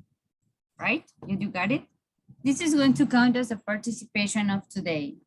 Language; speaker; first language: English; non-native, fluent; Spanish